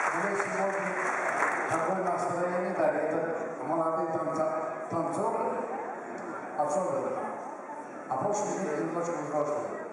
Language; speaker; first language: Russian; non-native, fluent; Azerbaijani